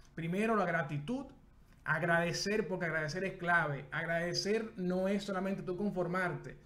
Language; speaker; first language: Spanish; native; Spanish